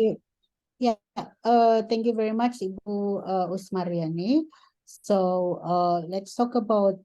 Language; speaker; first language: English; non-native, fluent; Indonesian